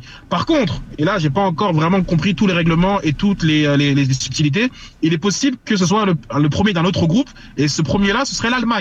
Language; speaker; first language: French; native; French